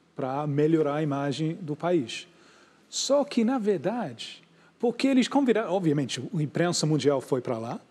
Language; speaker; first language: Portuguese; non-native, fluent; English